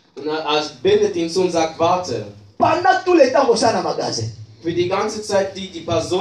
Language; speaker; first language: German; non-native, learner; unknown